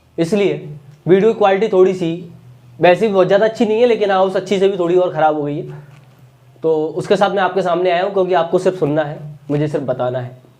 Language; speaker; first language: Hindi; native; Hindi